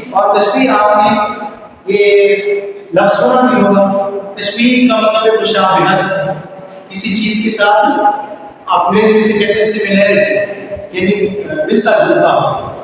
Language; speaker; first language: Urdu; native; Urdu